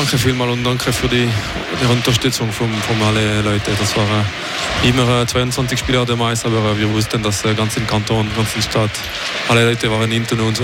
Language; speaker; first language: German; non-native, local second language; French